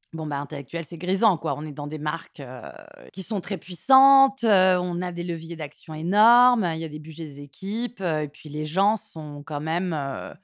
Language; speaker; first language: French; native; French